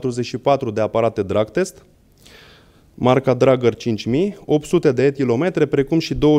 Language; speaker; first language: Romanian; native; Romanian